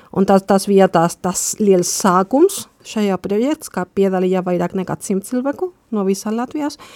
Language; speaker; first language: Latvian; non-native, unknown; Spanish